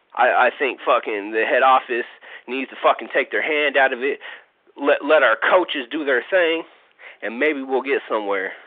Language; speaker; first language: English; native; English